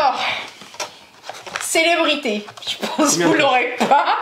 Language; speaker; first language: French; native; French